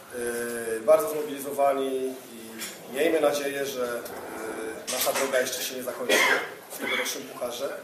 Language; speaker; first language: Polish; native; Polish